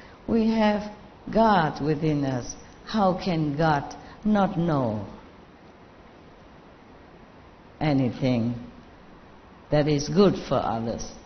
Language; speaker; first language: English; non-native, fluent; Vietnamese